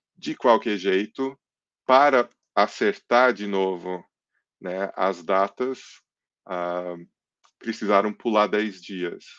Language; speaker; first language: Portuguese; early bilingual, other home language; English